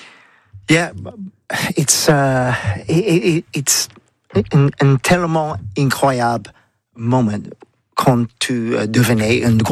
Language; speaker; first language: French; non-native, learner; English